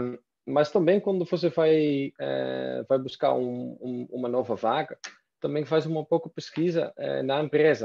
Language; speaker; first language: Portuguese; non-native, fluent; Dutch